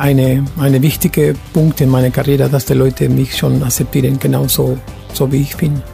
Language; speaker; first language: German; non-native, fluent; Spanish